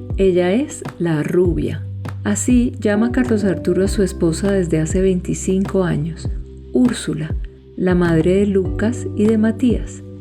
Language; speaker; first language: Spanish; native; Spanish